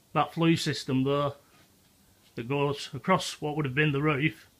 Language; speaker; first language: English; native; English